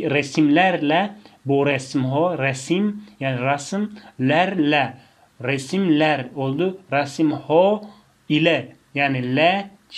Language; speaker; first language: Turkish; non-native, fluent; Tajik